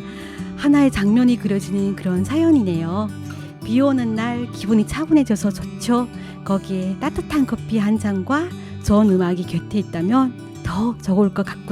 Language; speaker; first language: Korean; non-native, fluent; Chinese